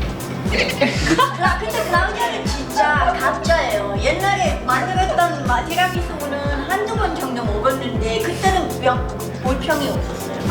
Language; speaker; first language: Korean; non-native, fluent; Italian